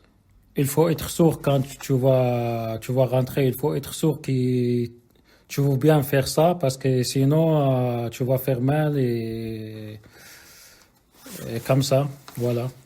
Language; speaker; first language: French; non-native, learner; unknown